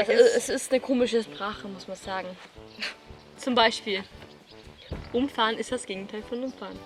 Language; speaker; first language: German; non-native, fluent; Swedish